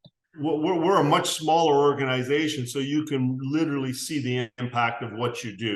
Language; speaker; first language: English; native; English